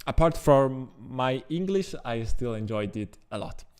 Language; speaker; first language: English; non-native, fluent; Italian